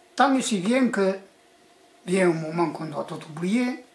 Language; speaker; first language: French; early bilingual, other home language; Spanish